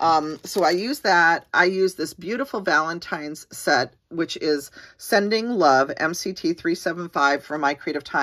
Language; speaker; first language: English; native; English